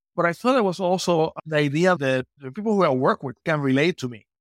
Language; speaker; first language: English; non-native, fluent; Spanish